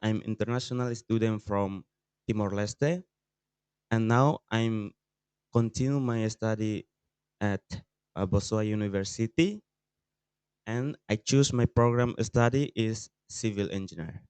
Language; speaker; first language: English; non-native, learner; Tetum